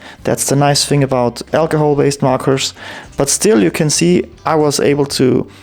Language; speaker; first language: English; non-native, fluent; German